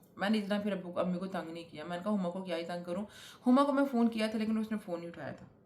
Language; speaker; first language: Urdu; native; Urdu